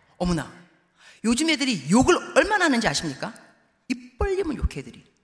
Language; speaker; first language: Korean; early bilingual, heritage; Korean